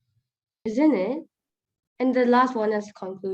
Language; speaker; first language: English; non-native, fluent; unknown